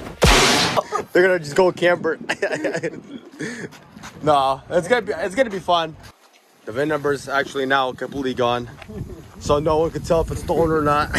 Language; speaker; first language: English; native; English